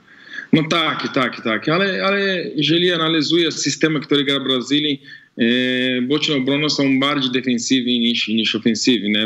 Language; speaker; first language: Polish; non-native, fluent; Portuguese